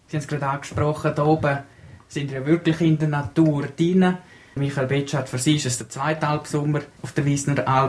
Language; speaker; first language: German; native; German